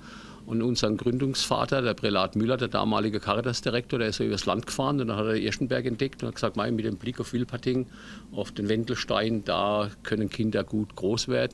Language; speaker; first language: German; native; German